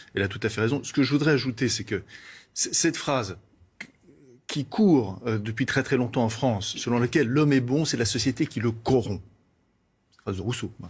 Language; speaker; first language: French; native; French